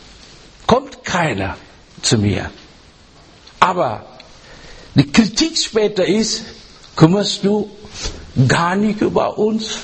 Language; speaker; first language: German; non-native, learner; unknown